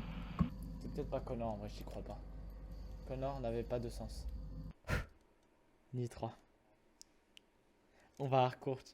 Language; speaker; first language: French; native; French